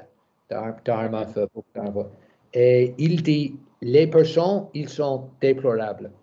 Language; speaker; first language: French; non-native, learner; English